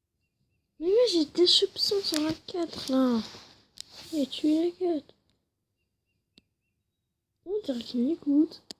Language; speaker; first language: French; native; French